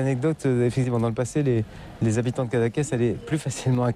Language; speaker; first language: French; native; French